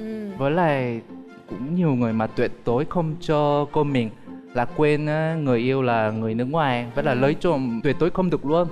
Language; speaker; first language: Vietnamese; non-native, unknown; Korean